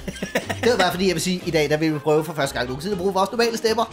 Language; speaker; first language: Danish; native; Danish